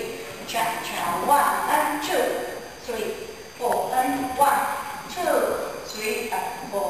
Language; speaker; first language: English; non-native, learner; Chinese